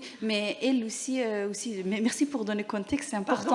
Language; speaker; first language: French; non-native, learner; Persian